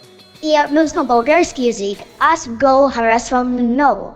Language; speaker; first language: Bulgarian; non-native, learner; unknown